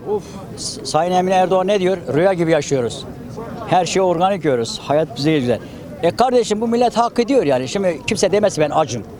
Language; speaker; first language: Turkish; native; Turkish